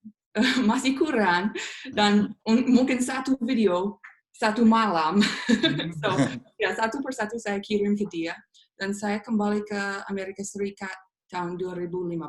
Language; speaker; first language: Indonesian; non-native, fluent; English